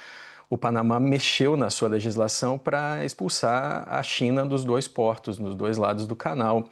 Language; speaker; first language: Portuguese; native; Portuguese